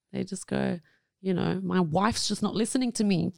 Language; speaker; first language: English; non-native, fluent; Arabic